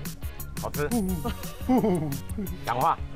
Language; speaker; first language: Chinese; native; Chinese